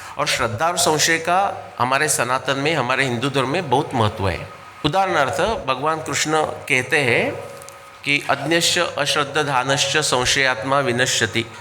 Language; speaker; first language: Hindi; non-native, local second language; Marathi